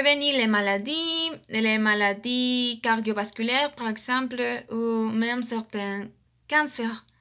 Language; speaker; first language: French; non-native, learner; Spanish